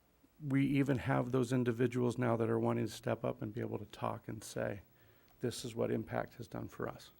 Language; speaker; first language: English; native; English